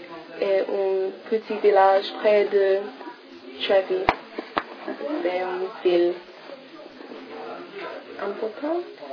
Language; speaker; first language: French; non-native, learner; English